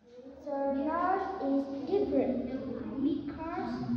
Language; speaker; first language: English; non-native, learner; Vietnamese